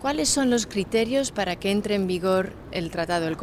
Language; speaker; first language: Spanish; native; Spanish